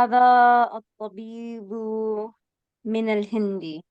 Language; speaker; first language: Arabic; non-native, learner; English